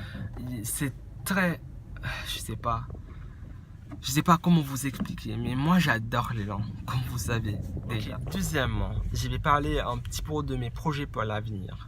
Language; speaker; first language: French; non-native, fluent; English